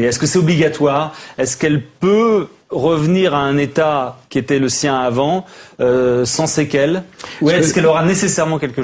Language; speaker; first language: French; native; French